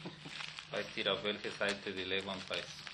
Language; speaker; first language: German; non-native, fluent; Spanish